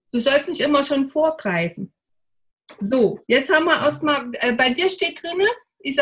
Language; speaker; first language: German; native; German